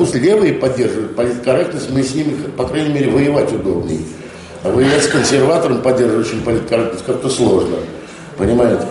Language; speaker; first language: Russian; native; Russian